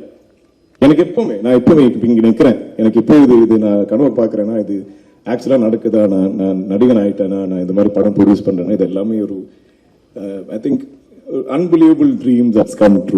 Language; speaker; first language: Tamil; non-native, local second language; Malayalam